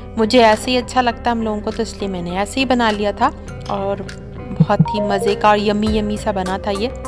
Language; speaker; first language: Urdu; native; Urdu